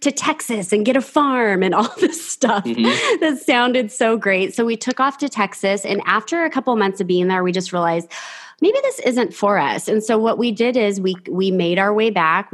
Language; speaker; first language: English; native; English